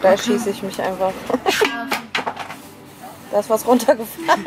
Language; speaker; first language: German; native; German